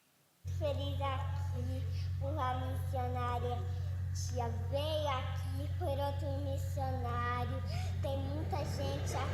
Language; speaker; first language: Portuguese; non-native, local second language; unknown